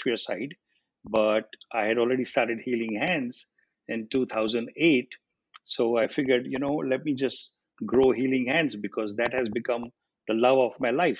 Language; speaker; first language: English; non-native, local second language; Gujarati